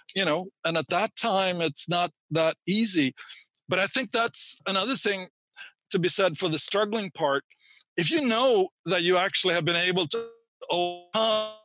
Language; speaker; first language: English; non-native, fluent; Swedish